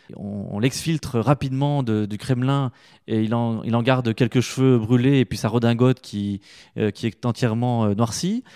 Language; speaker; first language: French; native; French